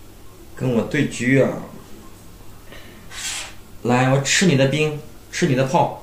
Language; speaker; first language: Chinese; native; Chinese